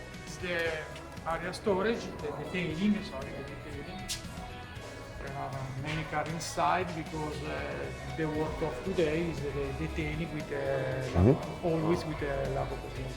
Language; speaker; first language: English; non-native, learner; Italian